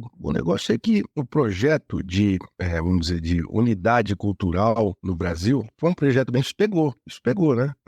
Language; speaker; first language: Portuguese; native; Portuguese